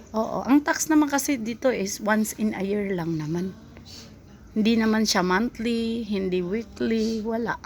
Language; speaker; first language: Filipino; non-native, local second language; Cebuano